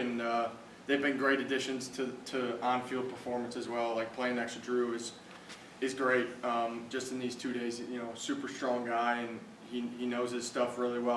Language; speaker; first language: English; native; English